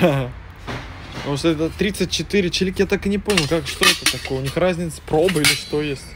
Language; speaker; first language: Russian; native; Russian